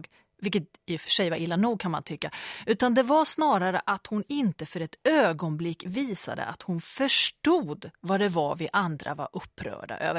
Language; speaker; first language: Swedish; native; Swedish